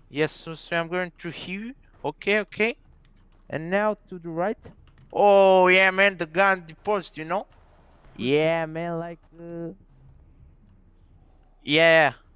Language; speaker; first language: English; non-native, learner; Romanian